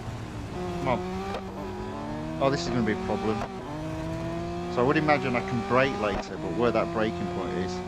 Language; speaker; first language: English; native; English